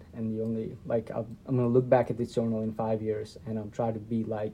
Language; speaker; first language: English; non-native, local second language; Nepali